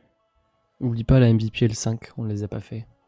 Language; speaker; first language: French; native; French